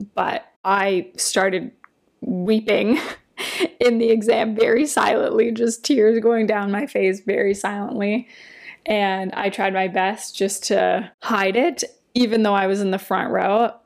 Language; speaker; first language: English; native; English